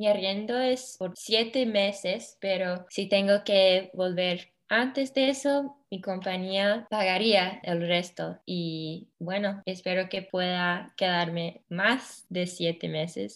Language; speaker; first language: Spanish; early bilingual, heritage; English